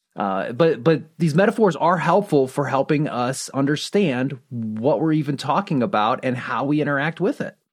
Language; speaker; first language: English; native; English